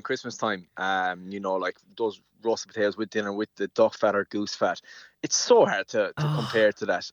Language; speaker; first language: English; native; English